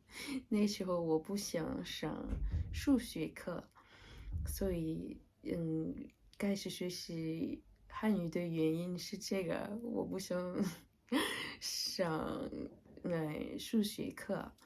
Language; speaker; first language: Chinese; non-native, learner; French